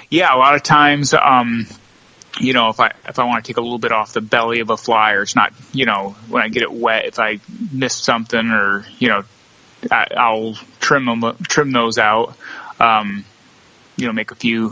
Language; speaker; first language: English; native; English